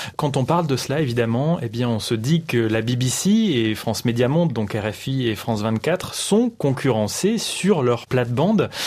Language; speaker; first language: French; native; French